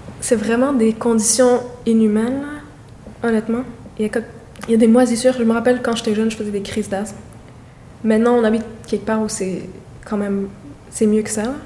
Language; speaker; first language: French; native; French